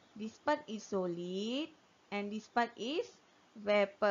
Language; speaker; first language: English; non-native, local second language; Malay